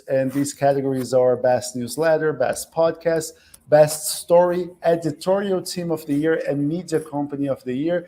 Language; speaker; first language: English; non-native, fluent; Portuguese